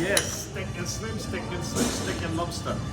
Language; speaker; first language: English; non-native, learner; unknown